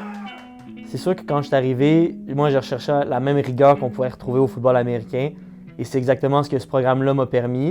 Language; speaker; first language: French; native; French